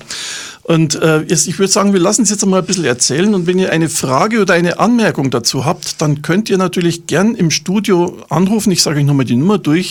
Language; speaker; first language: German; native; German